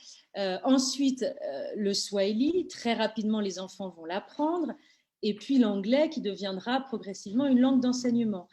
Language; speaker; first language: French; native; French